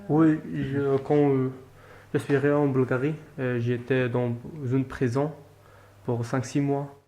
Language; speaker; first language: French; non-native, learner; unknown